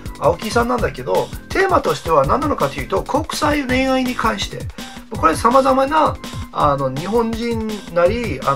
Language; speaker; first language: Japanese; non-native, fluent; English